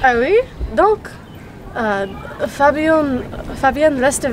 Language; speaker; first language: French; non-native, learner; English